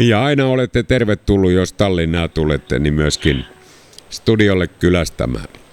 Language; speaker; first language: Finnish; native; Finnish